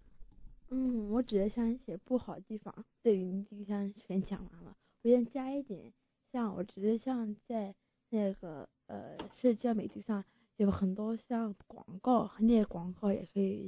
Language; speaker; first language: Chinese; early bilingual, heritage; Chinese